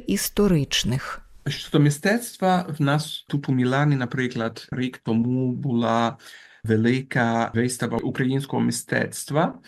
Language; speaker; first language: Ukrainian; non-native, fluent; Italian